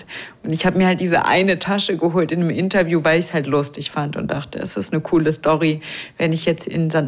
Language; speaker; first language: German; native; German